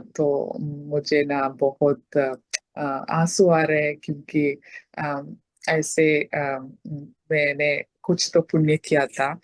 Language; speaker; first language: Hindi; non-native, local second language; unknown